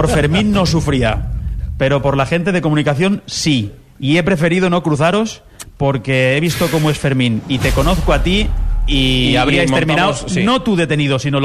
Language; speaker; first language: Catalan; native; Catalan